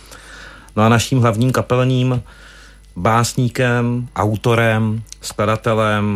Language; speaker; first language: Czech; native; Czech